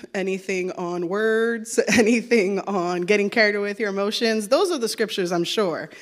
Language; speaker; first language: English; early bilingual, other home language; Spanish